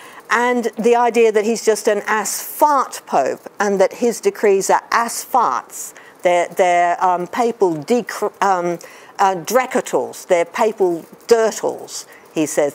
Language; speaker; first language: English; native; English